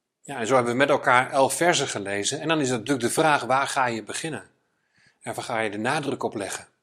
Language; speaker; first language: Dutch; native; Dutch